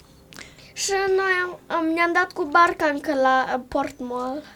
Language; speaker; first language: Romanian; early bilingual, heritage; Romanian